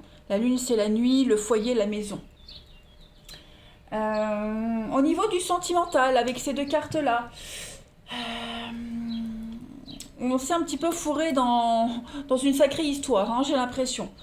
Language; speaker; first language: French; native; French